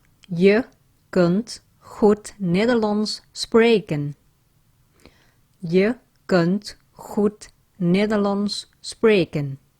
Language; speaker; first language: Dutch; non-native, fluent; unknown